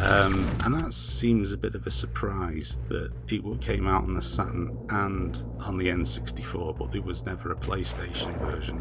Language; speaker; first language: English; native; English